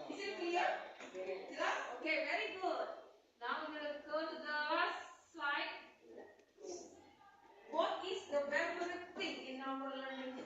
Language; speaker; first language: English; non-native, learner; Indonesian